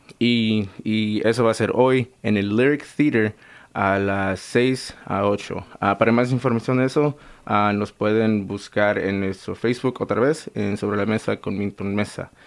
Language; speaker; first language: Spanish; native; Spanish